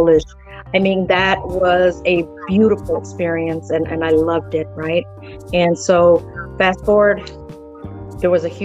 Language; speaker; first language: English; early bilingual, other home language; Spanish